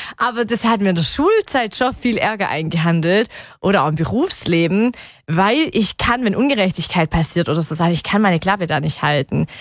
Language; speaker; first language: German; native; German